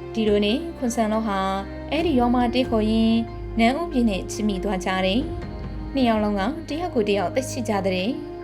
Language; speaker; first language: Burmese; non-native, local second language; Shan